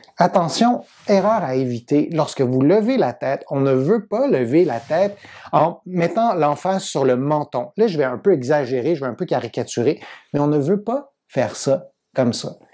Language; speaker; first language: French; native; French